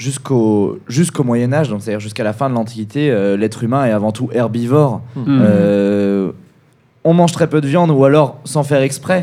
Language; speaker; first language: French; native; French